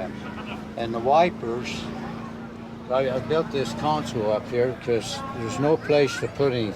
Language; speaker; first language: English; native; English